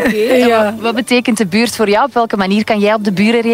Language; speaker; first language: Dutch; native; Dutch